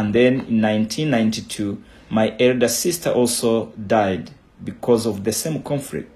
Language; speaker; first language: English; non-native, local second language; Kinyarwanda